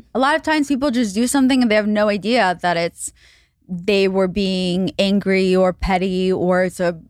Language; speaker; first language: English; non-native, fluent; Hebrew